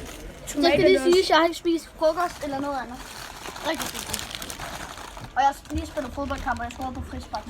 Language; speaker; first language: Danish; native; Danish